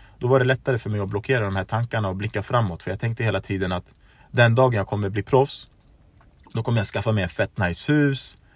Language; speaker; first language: Swedish; early bilingual, other home language; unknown